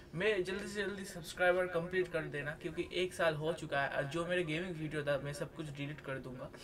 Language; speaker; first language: Hindi; non-native, local second language; Bangla